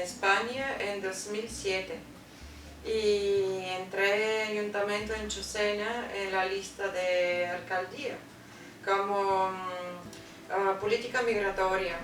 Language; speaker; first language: Spanish; non-native, learner; Bulgarian